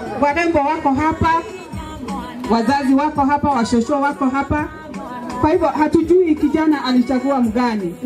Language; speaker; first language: Swahili; non-native, local second language; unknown